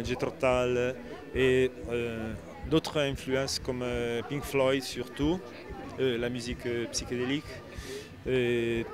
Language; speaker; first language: French; non-native, fluent; Italian